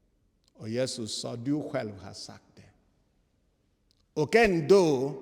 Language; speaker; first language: Swedish; non-native, fluent; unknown